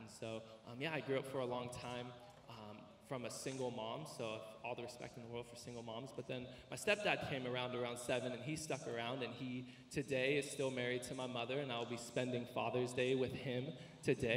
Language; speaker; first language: English; native; English